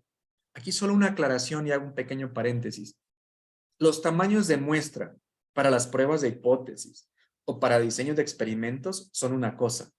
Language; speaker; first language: Spanish; native; Spanish